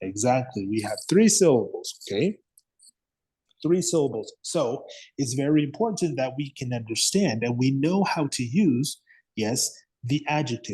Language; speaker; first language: English; non-native, fluent; Spanish